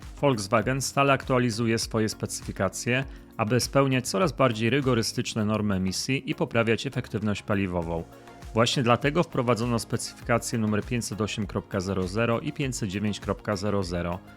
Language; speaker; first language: Polish; native; Polish